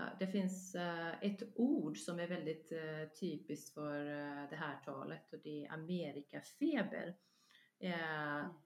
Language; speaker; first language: Swedish; non-native, fluent; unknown